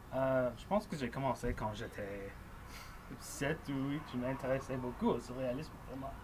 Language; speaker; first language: French; non-native, local second language; English